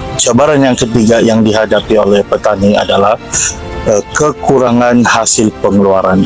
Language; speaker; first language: Malay; non-native, local second language; Central Dusun